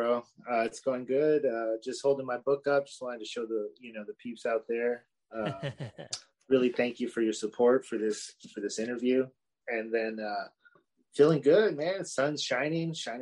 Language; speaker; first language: English; native; English